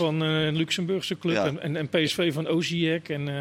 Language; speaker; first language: Dutch; native; Dutch